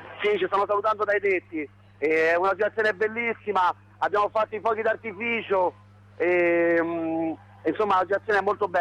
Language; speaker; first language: Italian; native; Italian